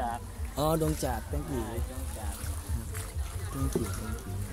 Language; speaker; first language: English; non-native, learner; Thai